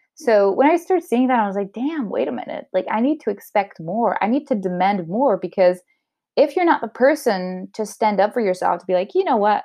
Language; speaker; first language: English; non-native, local second language; French